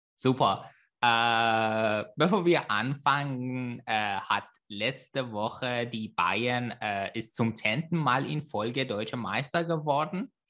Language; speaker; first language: German; non-native, fluent; Persian